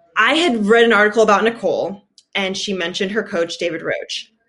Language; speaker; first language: English; native; English